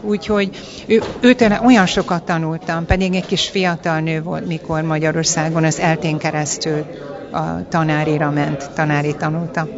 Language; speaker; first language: Hungarian; early bilingual, heritage; Hungarian